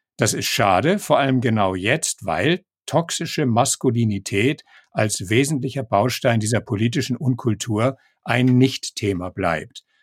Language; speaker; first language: German; native; German